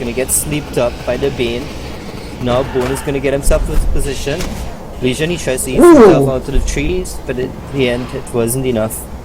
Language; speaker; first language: English; native; English